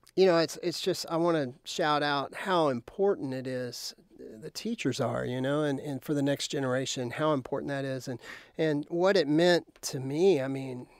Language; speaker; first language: English; native; English